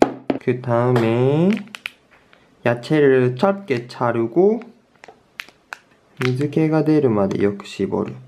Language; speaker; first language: Korean; non-native, learner; Japanese